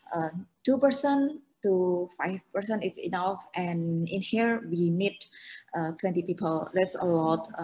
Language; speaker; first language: English; non-native, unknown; Indonesian